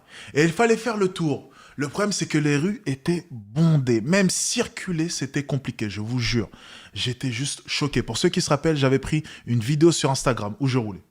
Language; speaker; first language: French; native; French